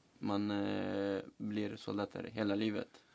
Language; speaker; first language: Swedish; non-native, learner; Tigrinya